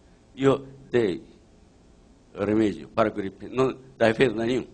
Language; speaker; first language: Portuguese; non-native, learner; Japanese